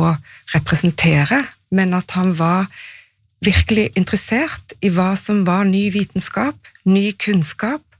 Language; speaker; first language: Norwegian; native; Norwegian